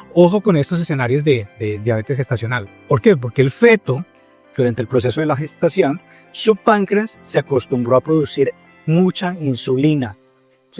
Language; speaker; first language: Spanish; native; Spanish